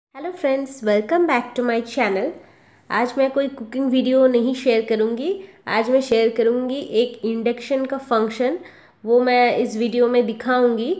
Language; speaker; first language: Hindi; non-native, local second language; Bangla